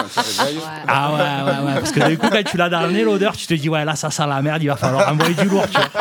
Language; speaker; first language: French; native; French